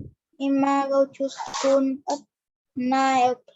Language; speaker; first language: English; non-native, learner; Vietnamese